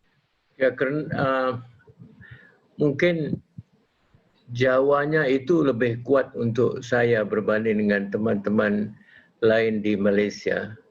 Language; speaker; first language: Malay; non-native, local second language; Javanese